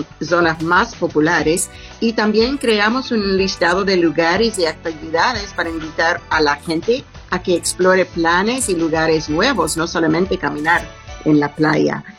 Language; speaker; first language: Spanish; non-native, learner; English